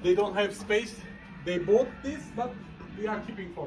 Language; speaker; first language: English; non-native, learner; Turkish